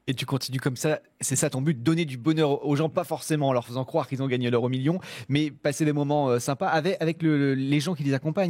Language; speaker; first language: French; native; French